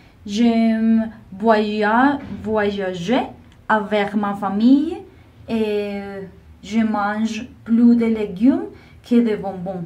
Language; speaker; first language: French; non-native, learner; Spanish